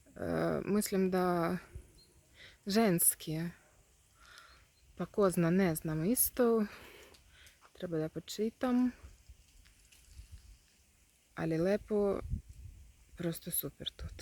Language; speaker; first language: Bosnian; non-native, learner; Russian